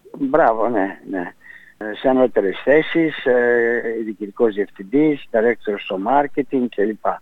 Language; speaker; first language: Greek; native; Greek